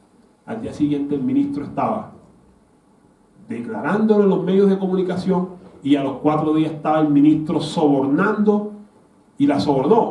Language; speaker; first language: Spanish; native; Spanish